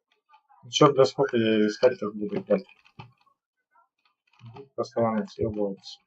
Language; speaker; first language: Russian; native; Russian